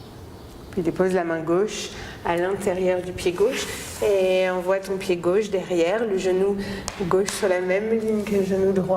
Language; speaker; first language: French; native; French